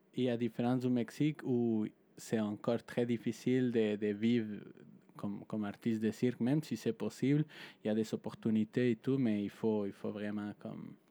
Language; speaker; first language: French; non-native, fluent; Spanish